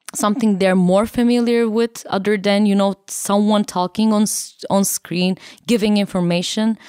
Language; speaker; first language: English; non-native, fluent; Turkish